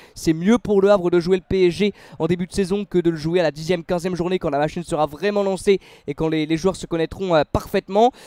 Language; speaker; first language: French; native; French